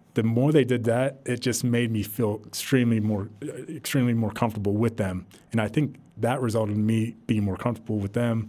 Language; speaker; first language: English; native; English